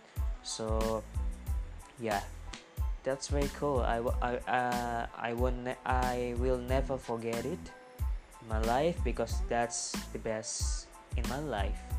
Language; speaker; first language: English; non-native, learner; Indonesian